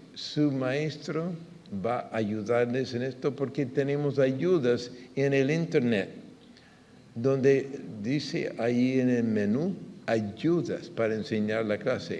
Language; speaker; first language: Spanish; non-native, fluent; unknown